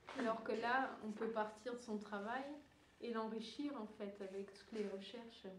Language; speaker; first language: French; early bilingual, other home language; Dutch